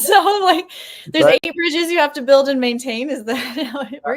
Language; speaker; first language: English; native; English